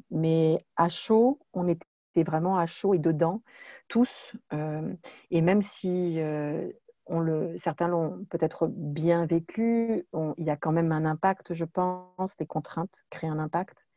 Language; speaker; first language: French; native; French